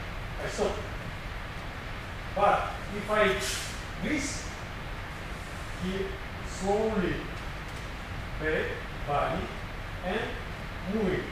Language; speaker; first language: English; non-native, learner; Russian